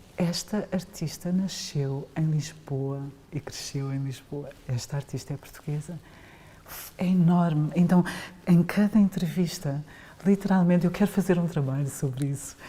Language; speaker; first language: Portuguese; native; Portuguese